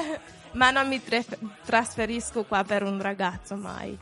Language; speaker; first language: Italian; non-native, fluent; German